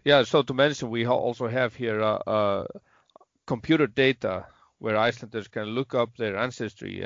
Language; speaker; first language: English; non-native, learner; Icelandic